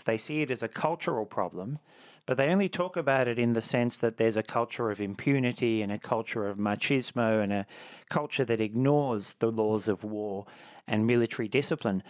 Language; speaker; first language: English; native; English